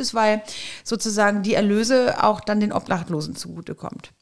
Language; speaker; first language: German; native; German